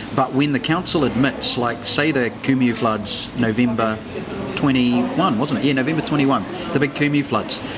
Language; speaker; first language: English; native; English